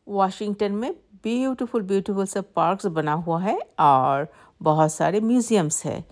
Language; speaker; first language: Hindi; non-native, local second language; Bangla